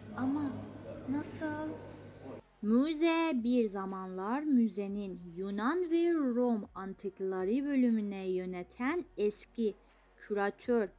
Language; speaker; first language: Turkish; non-native, fluent; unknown